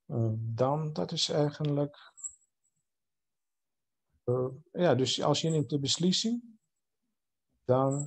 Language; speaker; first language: Dutch; non-native, fluent; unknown